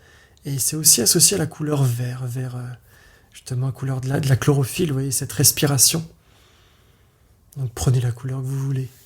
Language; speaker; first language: French; native; French